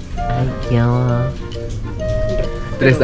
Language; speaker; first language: Spanish; non-native, learner; Korean